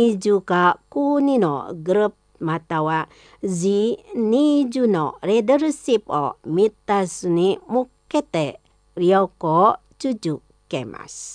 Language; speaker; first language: Japanese; non-native, fluent; Indonesian